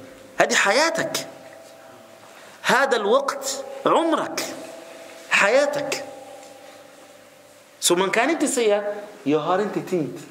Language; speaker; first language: Swedish; non-native, fluent; Arabic